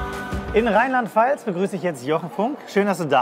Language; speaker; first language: German; native; German